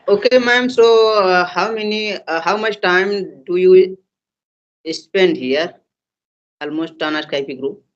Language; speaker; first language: English; non-native, learner; Hindi